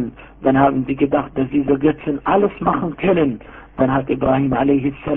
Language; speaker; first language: German; non-native, fluent; Arabic